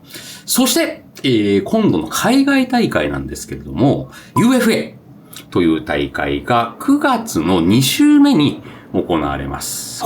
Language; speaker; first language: Japanese; native; Japanese